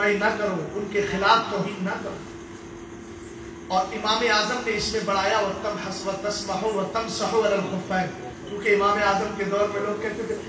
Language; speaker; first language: Urdu; native; Urdu